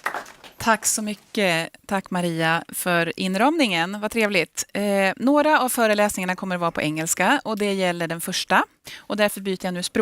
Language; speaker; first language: Swedish; native; Swedish